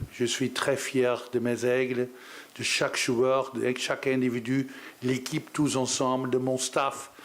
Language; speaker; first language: French; non-native, learner; Dutch